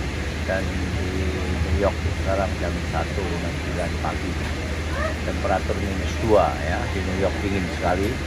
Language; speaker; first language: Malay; non-native, local second language; Javanese